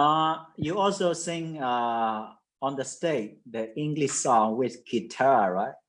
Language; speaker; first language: English; non-native, fluent; Mon